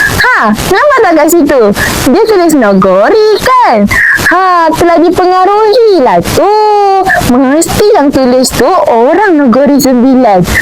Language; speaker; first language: Malay; native; Malay